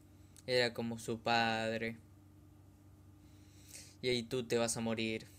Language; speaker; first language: Spanish; native; Spanish